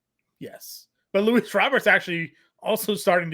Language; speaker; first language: English; native; English